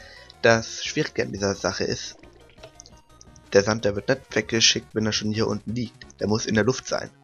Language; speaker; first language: German; native; German